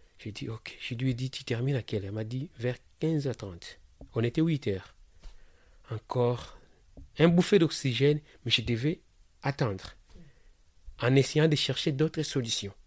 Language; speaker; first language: French; non-native, local second language; Lingala